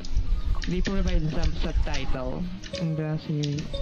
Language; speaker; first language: English; non-native, local second language; Filipino